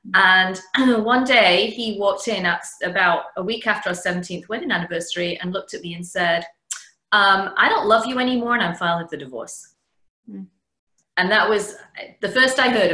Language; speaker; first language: English; native; English